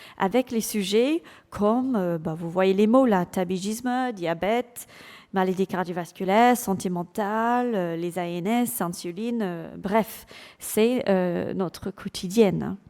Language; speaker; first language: French; non-native, fluent; English